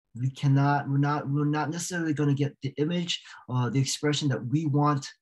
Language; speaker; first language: English; native; English